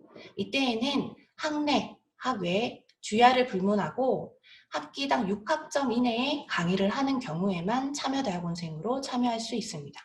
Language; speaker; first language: Korean; native; Korean